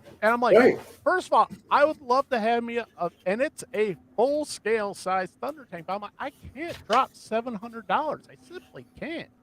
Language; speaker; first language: English; native; English